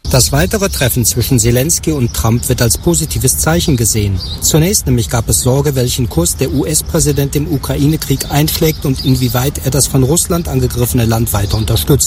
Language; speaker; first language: German; native; German